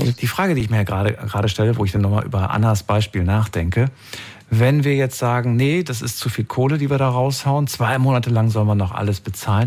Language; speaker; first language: German; native; German